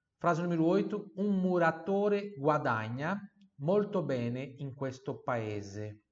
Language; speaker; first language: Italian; non-native, fluent; Portuguese